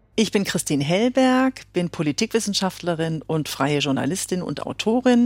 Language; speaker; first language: German; native; German